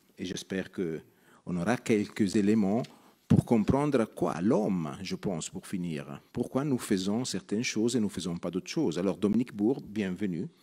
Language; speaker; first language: French; non-native, local second language; Italian